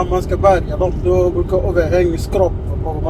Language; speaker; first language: Swedish; non-native, fluent; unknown